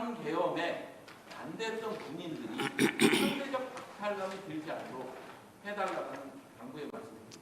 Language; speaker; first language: Korean; native; Korean